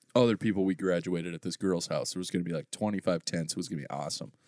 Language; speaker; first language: English; native; English